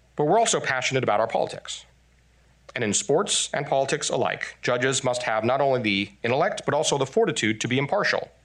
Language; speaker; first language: English; non-native, fluent; Chinese